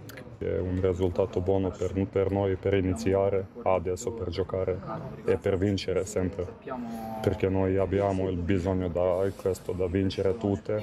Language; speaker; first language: Italian; non-native, learner; Spanish